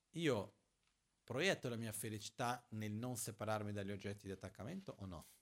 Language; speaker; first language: Italian; non-native, fluent; Portuguese